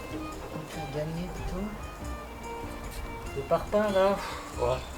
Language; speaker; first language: French; native; French